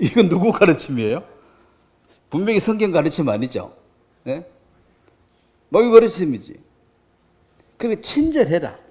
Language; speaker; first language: Korean; native; Korean